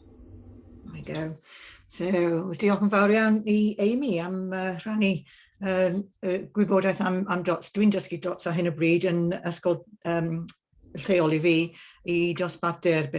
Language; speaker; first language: Welsh; non-native, learner; English